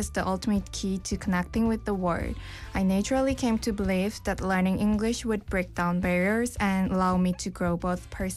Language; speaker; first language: English; non-native, fluent; Korean